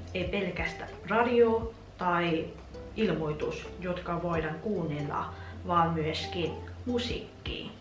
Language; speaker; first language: Finnish; non-native, fluent; Vietnamese